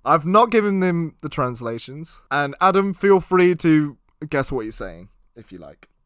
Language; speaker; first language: English; native; English